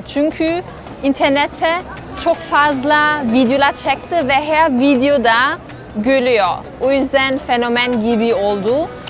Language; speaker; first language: Turkish; non-native, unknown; German